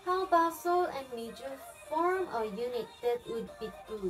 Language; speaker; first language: English; non-native, learner; Korean